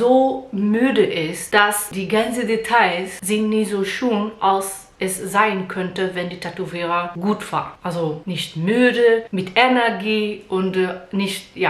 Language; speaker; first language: German; non-native, learner; Portuguese